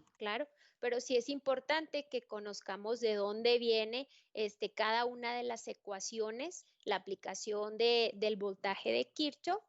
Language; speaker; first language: Spanish; native; Spanish